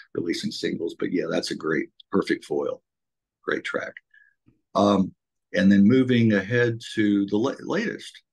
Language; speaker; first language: English; native; English